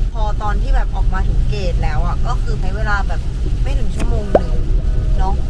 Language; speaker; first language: Thai; non-native, fluent; Korean